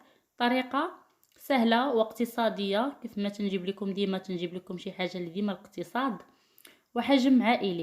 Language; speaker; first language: Arabic; native; Arabic